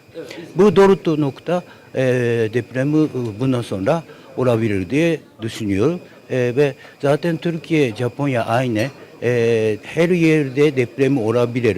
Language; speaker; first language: Turkish; non-native, learner; Japanese